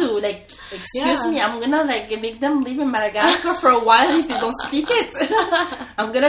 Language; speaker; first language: English; non-native, fluent; Malagasy